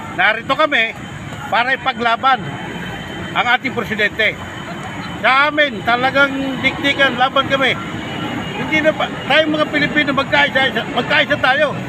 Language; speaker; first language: Filipino; native; Filipino